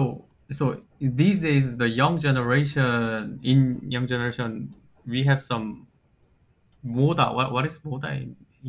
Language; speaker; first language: English; non-native, fluent; Korean